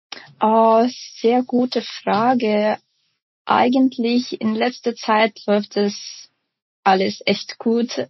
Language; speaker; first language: German; non-native, fluent; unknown